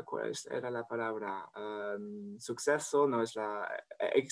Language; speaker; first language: Spanish; non-native, fluent; French